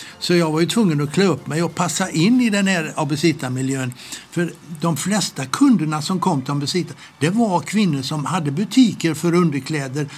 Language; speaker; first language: Swedish; native; Swedish